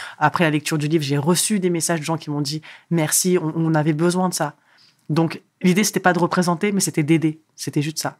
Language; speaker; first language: French; early bilingual, other home language; Arabic